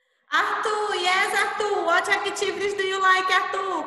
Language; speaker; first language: English; non-native, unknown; Portuguese